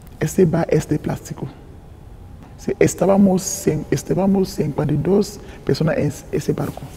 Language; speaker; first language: Spanish; non-native, learner; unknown